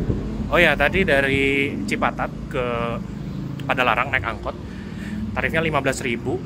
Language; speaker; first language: Indonesian; native; Indonesian